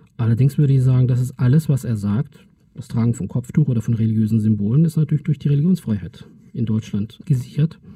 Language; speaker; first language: German; early bilingual, other home language; Turkish